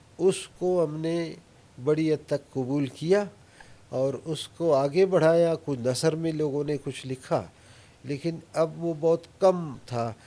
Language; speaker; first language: Urdu; non-native, local second language; Brahui